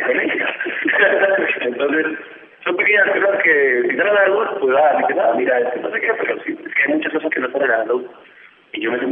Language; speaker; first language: Spanish; native; Spanish